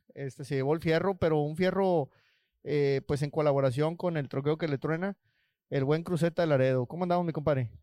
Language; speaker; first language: Spanish; native; Spanish